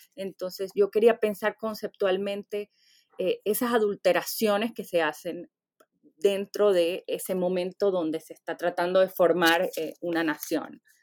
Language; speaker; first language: Spanish; native; Spanish